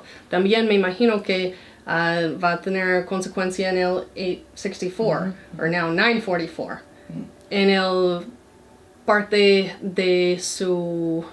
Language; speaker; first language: Spanish; non-native, fluent; English